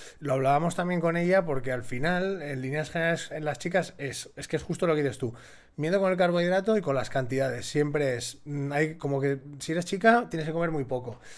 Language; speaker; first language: Spanish; native; Spanish